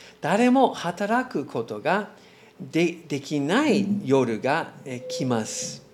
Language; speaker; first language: Japanese; non-native, learner; English